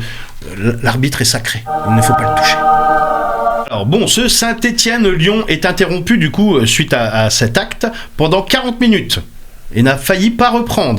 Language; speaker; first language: French; native; French